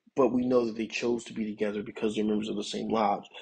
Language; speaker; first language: English; native; English